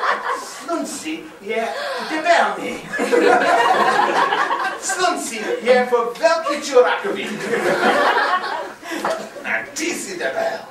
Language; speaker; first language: Czech; non-native, learner; English